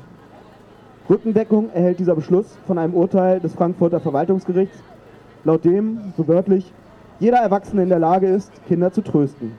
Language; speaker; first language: German; native; German